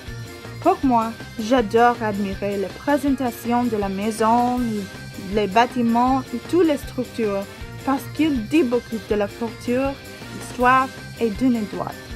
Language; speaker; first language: French; non-native, learner; English